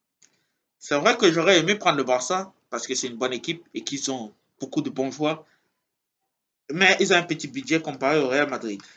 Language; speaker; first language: French; native; French